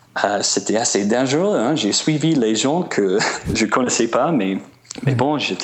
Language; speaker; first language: French; non-native, fluent; English